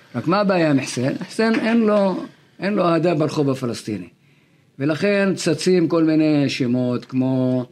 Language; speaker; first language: Hebrew; non-native, local second language; Arabic